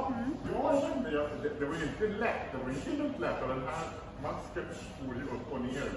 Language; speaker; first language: Swedish; native; Swedish